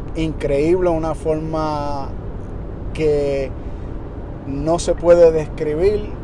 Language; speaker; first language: Spanish; early bilingual, heritage; Spanish